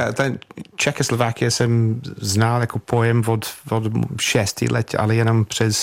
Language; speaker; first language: Czech; non-native, fluent; English